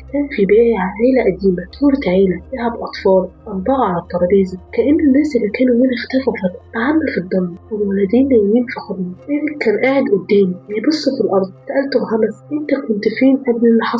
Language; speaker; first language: Arabic; native; Arabic